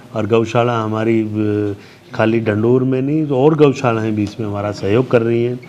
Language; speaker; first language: Hindi; native; Hindi